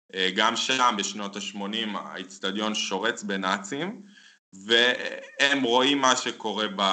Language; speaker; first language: Hebrew; native; Hebrew